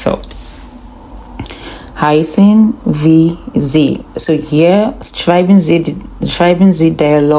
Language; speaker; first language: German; non-native, learner; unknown